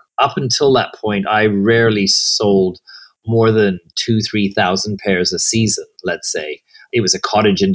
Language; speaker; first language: English; native; English